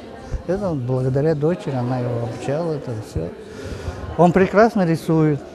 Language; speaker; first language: Russian; native; Russian